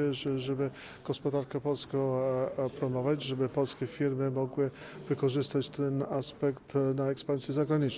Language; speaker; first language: Polish; early bilingual, heritage; Polish